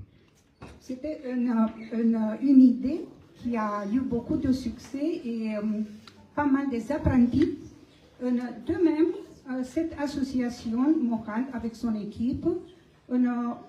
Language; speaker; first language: French; non-native, fluent; Romanian